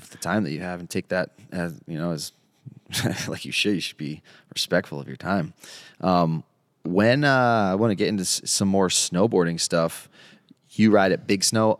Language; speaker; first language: English; native; English